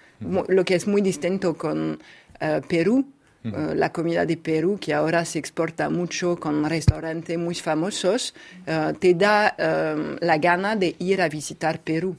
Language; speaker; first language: Spanish; non-native, fluent; French